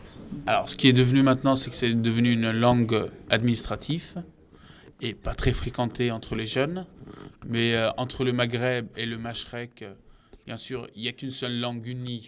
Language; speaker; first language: French; non-native, fluent; Arabic